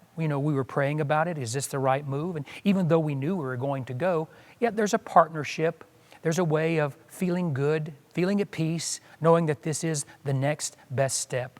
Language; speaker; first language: English; native; English